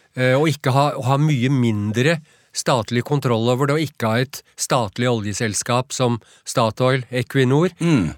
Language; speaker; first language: Norwegian; native; Norwegian